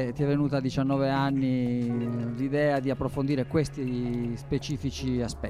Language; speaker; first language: Italian; native; Italian